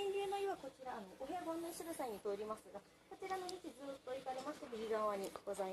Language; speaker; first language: Japanese; native; Japanese